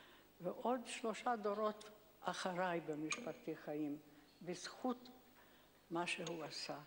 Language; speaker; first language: Hebrew; non-native, fluent; Hungarian